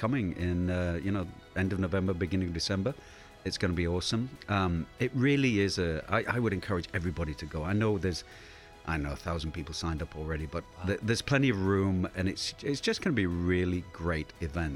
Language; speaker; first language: English; native; English